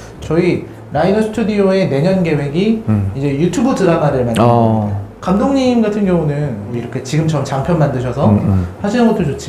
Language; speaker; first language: Korean; native; Korean